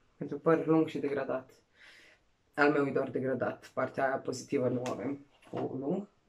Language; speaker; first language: Romanian; non-native, local second language; Serbian